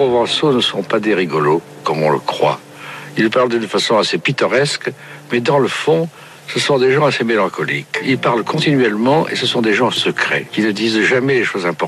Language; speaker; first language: French; native; French